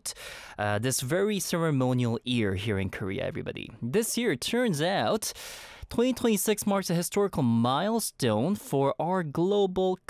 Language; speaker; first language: English; early bilingual, other home language; Korean